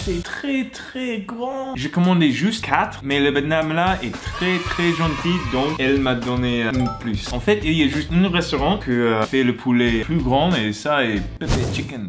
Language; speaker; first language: French; non-native, learner; English